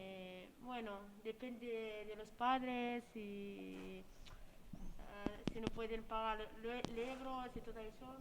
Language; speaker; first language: Spanish; non-native, learner; Arabic